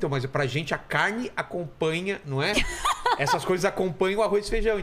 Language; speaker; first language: Portuguese; native; Portuguese